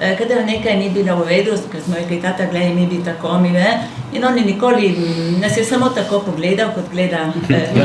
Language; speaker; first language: Slovenian; native; Slovenian